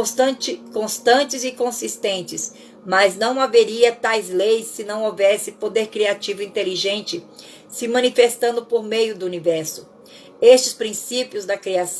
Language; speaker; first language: Portuguese; native; Portuguese